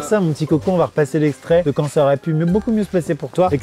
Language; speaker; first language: French; native; French